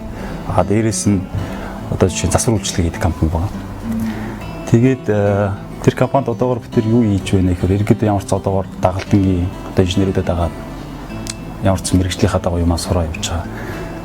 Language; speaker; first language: Mongolian; native; Mongolian